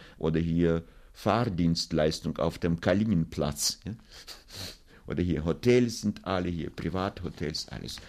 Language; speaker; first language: German; non-native, fluent; Russian